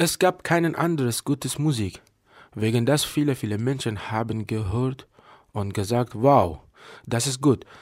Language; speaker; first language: German; non-native, learner; Persian